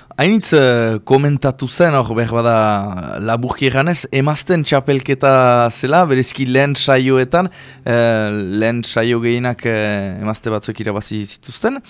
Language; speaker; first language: Basque; native; Basque